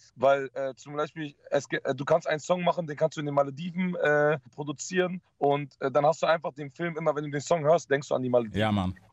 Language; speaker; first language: German; early bilingual, other home language; Dutch